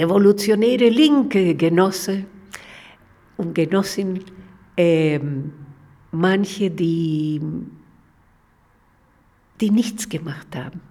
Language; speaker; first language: German; non-native, fluent; Spanish